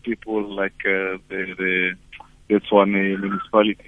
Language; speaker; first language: English; non-native, local second language; Tswana